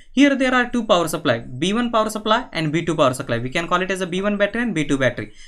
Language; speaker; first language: English; non-native, local second language; Marathi